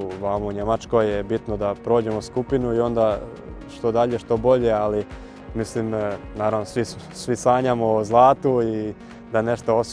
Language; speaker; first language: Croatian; early bilingual, heritage; Croatian